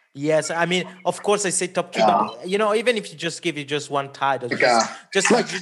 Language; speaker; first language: English; non-native, fluent; Italian